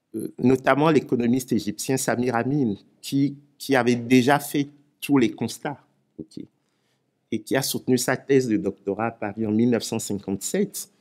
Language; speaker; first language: French; non-native, local second language; Ewe